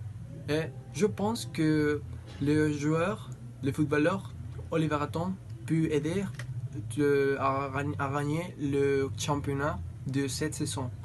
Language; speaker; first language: French; non-native, learner; Spanish